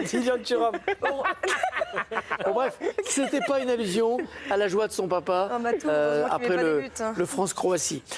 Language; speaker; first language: French; native; French